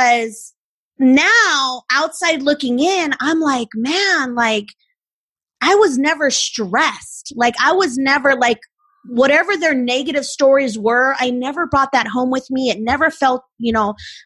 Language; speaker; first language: English; native; English